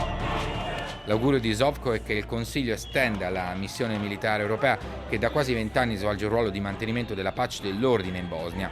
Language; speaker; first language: Italian; native; Italian